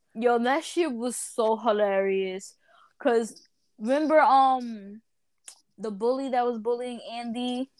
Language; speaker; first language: English; early bilingual, other home language; Spanish